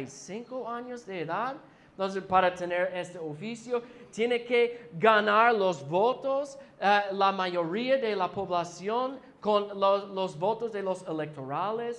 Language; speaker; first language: Spanish; non-native, fluent; English